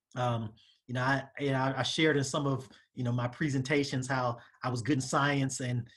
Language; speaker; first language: English; native; English